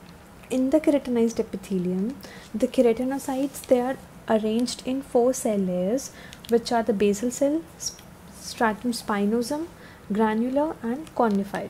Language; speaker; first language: English; non-native, local second language; Hindi